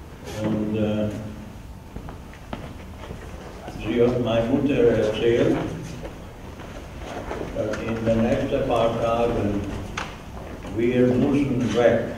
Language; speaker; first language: German; non-native, learner; Hungarian